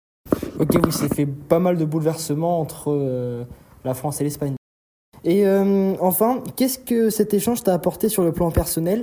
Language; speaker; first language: French; native; French